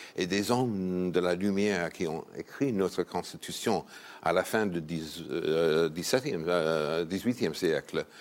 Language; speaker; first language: French; non-native, fluent; English